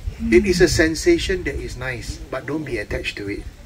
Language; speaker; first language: English; non-native, local second language; Chinese